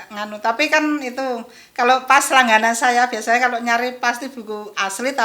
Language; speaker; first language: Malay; non-native, local second language; Javanese